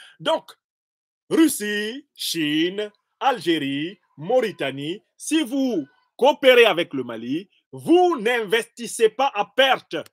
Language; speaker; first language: French; non-native, local second language; Basaa